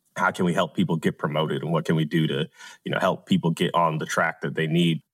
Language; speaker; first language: English; native; English